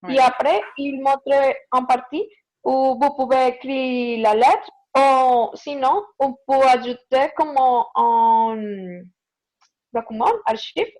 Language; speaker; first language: French; non-native, learner; Spanish